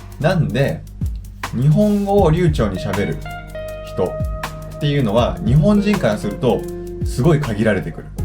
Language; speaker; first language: Japanese; native; Japanese